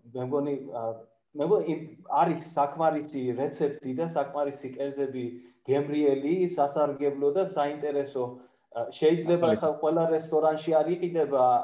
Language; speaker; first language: Georgian; non-native, fluent; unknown